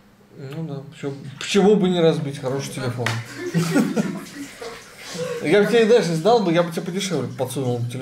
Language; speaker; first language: Russian; native; Russian